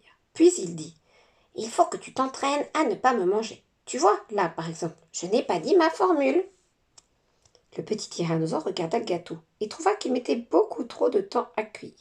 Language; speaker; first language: French; native; French